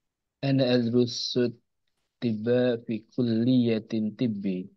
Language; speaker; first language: Arabic; non-native, learner; Indonesian